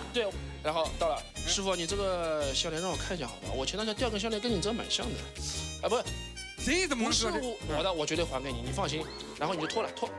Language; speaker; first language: Chinese; native; Chinese